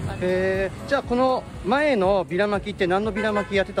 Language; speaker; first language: Japanese; native; Japanese